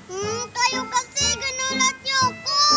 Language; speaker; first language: Filipino; native; Filipino